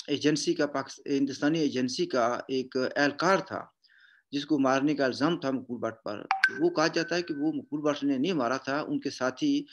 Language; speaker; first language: Urdu; non-native, local second language; Punjabi